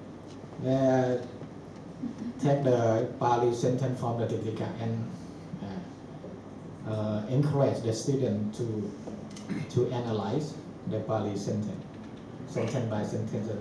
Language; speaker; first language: English; non-native, fluent; Thai